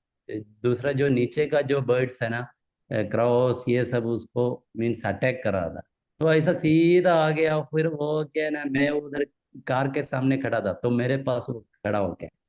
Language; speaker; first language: Hindi; non-native, local second language; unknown